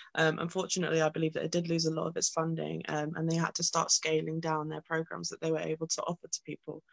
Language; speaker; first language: English; native; English